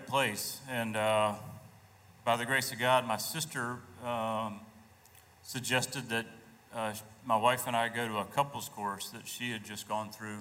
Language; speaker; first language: English; native; English